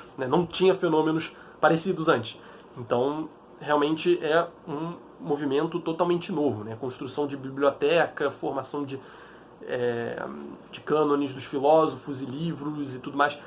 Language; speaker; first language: Portuguese; native; Portuguese